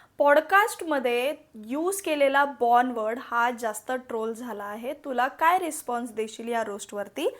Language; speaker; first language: Marathi; non-native, local second language; Malayalam